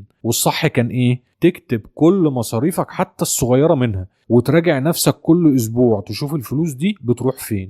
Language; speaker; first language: Arabic; native; Arabic